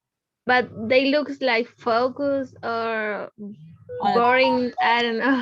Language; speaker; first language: English; non-native, learner; Spanish